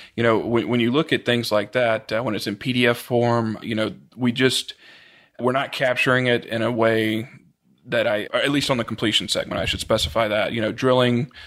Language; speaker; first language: English; native; English